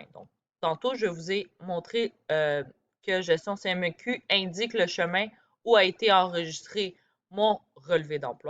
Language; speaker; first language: French; native; French